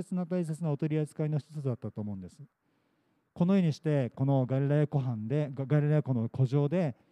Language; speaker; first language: Japanese; native; Japanese